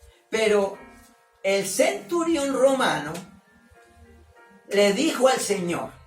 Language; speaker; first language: Spanish; native; Spanish